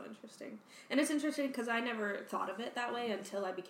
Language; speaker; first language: English; native; English